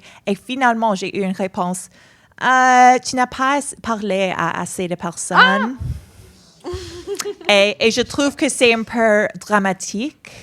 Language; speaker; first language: French; non-native, fluent; English